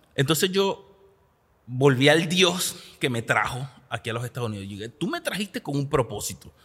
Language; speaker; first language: Spanish; native; Spanish